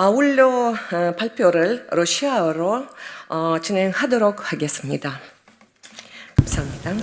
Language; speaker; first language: Korean; non-native, learner; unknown